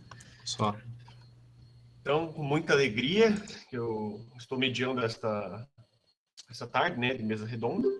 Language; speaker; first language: Portuguese; native; Portuguese